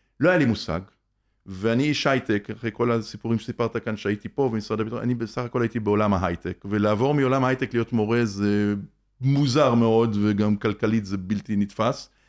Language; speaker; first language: Hebrew; native; Hebrew